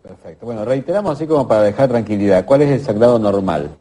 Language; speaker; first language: Spanish; native; Spanish